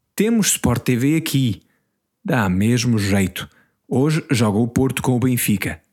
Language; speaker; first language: Portuguese; non-native, learner; English